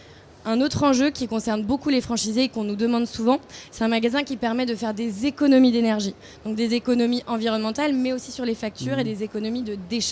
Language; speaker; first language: French; native; French